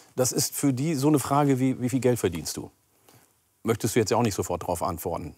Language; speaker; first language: German; early bilingual, other home language; Oromo